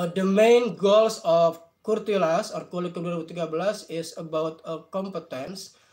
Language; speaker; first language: English; non-native, fluent; Indonesian